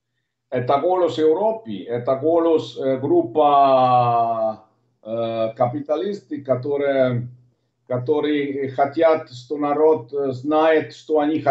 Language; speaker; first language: Russian; non-native, learner; Italian